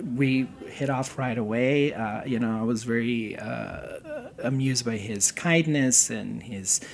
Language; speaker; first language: English; non-native, fluent; Serbian